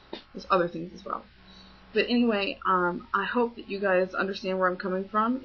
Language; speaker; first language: English; native; English